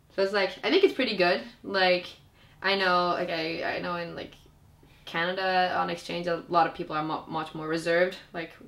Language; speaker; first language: English; non-native, fluent; Finnish